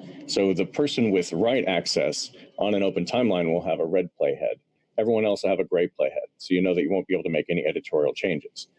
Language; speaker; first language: English; native; English